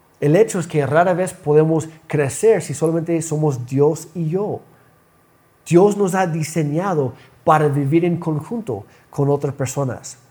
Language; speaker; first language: Spanish; non-native, fluent; English